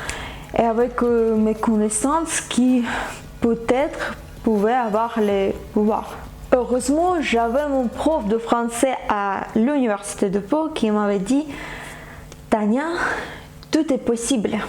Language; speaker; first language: French; non-native, fluent; Ukrainian